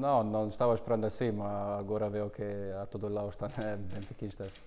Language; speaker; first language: Portuguese; non-native, learner; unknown